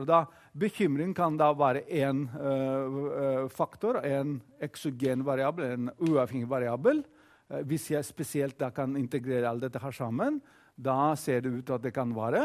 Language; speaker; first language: Norwegian; non-native, fluent; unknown